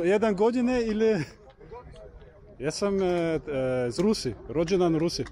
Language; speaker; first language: Serbian; non-native, learner; Russian